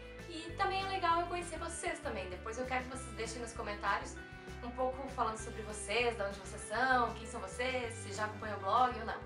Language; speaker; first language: Portuguese; native; Portuguese